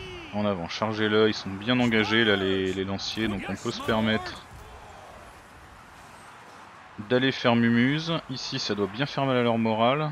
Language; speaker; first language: French; native; French